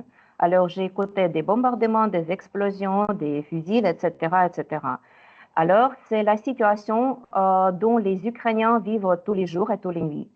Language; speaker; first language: French; non-native, fluent; Ukrainian